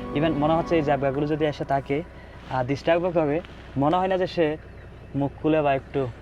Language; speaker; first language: Bangla; native; Bangla